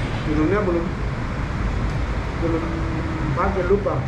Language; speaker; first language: Indonesian; non-native, learner; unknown